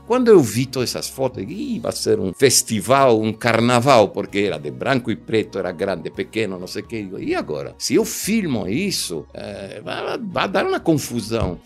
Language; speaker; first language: Portuguese; non-native, fluent; Spanish